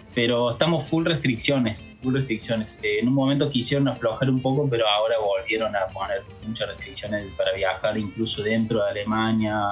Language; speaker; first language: Spanish; native; Spanish